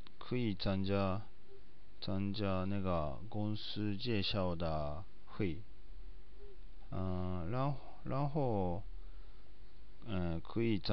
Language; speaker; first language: Chinese; non-native, learner; Japanese